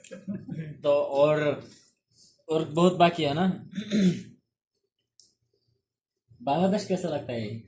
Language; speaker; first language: Hindi; non-native, local second language; Bangla